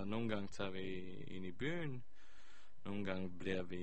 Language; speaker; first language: Danish; early bilingual, heritage; Hebrew